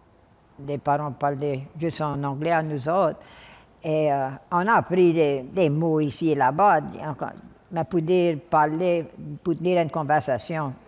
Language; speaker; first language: French; non-native, local second language; English